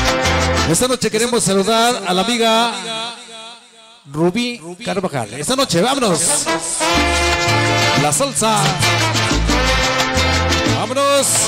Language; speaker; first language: Spanish; native; Spanish